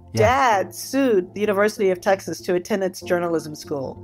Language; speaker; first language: English; native; English